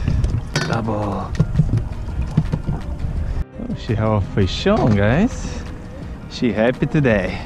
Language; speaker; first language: English; non-native, learner; Ukrainian